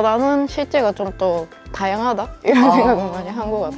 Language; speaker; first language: Korean; non-native, fluent; Japanese